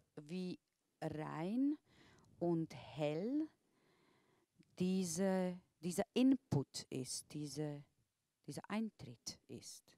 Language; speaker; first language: German; non-native, fluent; Slovak